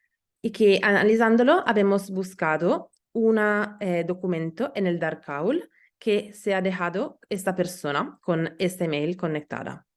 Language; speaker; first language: Spanish; non-native, learner; Italian